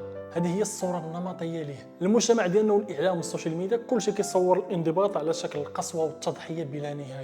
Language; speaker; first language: Arabic; native; Arabic